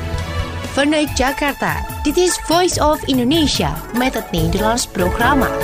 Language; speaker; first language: Dutch; non-native, local second language; Indonesian